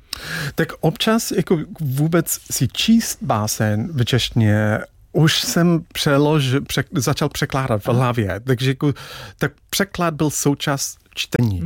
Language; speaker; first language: Czech; non-native, fluent; English